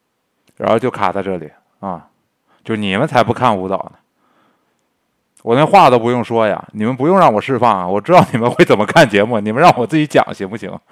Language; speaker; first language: Chinese; native; Chinese